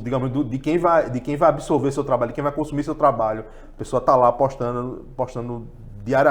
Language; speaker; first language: Portuguese; native; Portuguese